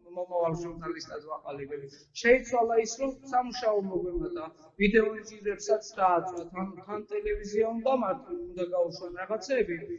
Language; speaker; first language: Georgian; non-native, local second language; Azerbaijani